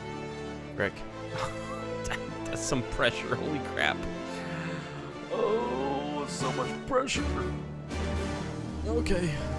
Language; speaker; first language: English; native; English